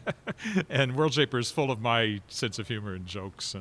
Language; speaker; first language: English; native; English